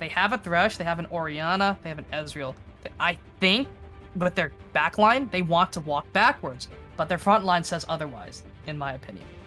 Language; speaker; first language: English; native; English